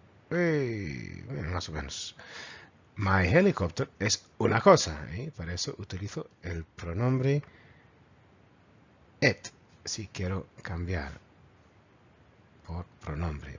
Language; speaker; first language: Spanish; native; Spanish